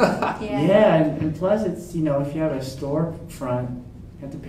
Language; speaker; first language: English; native; English